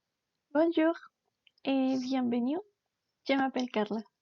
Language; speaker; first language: French; non-native, learner; Spanish